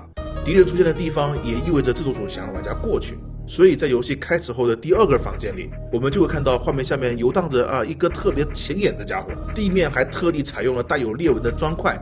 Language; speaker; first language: Chinese; native; Chinese